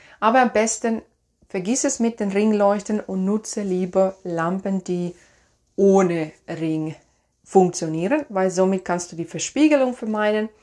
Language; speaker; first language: German; non-native, fluent; Finnish